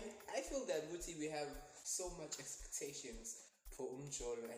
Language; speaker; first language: English; non-native, local second language; Zulu